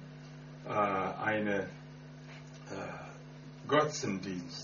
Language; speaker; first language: German; non-native, fluent; Akan